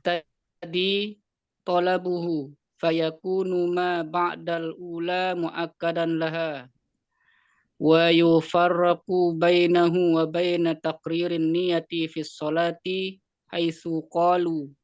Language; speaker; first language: Arabic; non-native, fluent; Indonesian